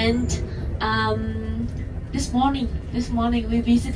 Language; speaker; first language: English; non-native, learner; Vietnamese